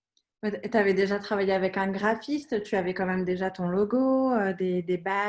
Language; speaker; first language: French; native; French